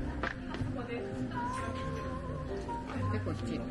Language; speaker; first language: Japanese; non-native, fluent; French